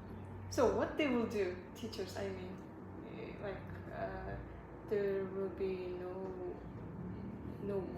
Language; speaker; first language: English; non-native, learner; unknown